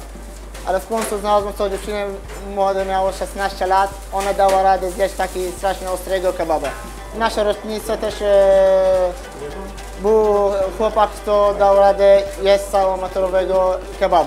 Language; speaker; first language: Polish; non-native, learner; Arabic